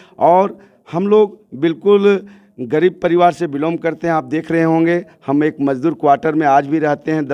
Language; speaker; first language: Hindi; native; Hindi